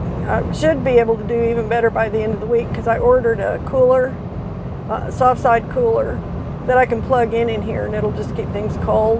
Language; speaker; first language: English; native; English